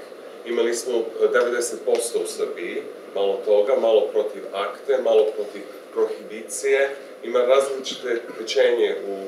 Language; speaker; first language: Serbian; non-native, fluent; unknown